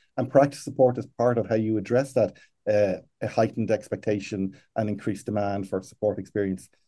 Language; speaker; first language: English; native; English